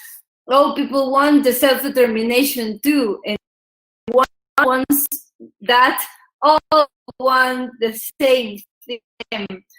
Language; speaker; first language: English; non-native, learner; Spanish